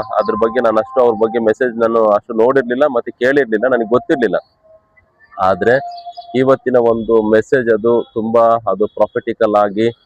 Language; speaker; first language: Kannada; native; Kannada